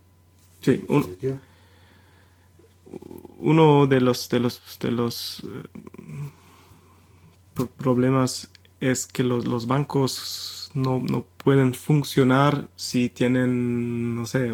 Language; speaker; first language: Spanish; non-native, fluent; German